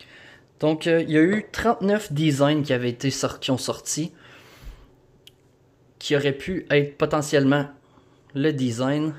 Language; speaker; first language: French; native; French